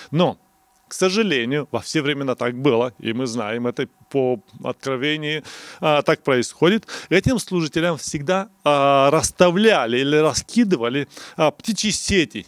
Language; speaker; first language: Russian; non-native, local second language; Romanian